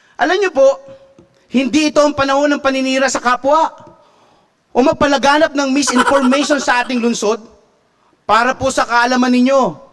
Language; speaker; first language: Filipino; native; Filipino